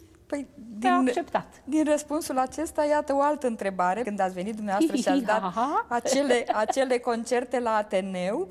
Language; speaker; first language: Romanian; native; Romanian